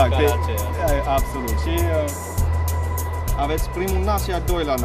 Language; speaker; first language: Romanian; non-native, fluent; French